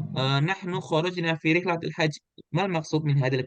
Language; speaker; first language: Arabic; non-native, fluent; Indonesian